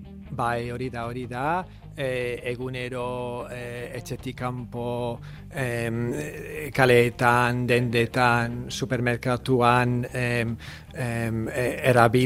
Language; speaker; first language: Basque; non-native, learner; English